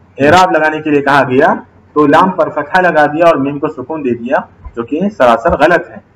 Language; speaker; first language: Urdu; native; Urdu